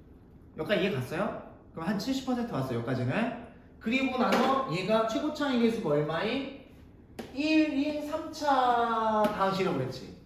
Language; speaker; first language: Korean; native; Korean